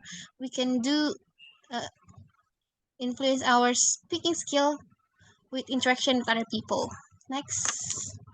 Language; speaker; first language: English; non-native, learner; Indonesian